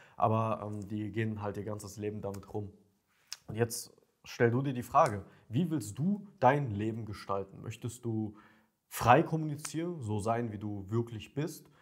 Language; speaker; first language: German; early bilingual, other home language; Ukrainian